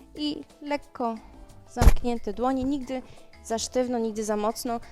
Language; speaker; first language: Polish; non-native, fluent; Spanish